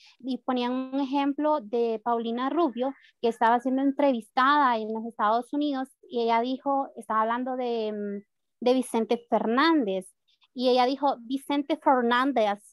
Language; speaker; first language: Spanish; native; Spanish